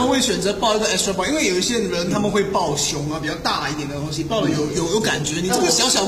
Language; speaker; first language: Chinese; native; Chinese